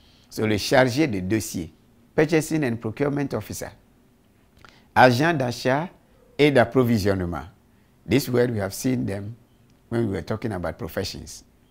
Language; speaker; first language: English; non-native, local second language; Akan